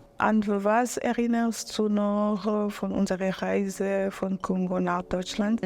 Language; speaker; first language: German; non-native, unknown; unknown